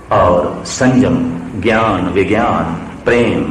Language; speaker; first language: Hindi; non-native, local second language; Punjabi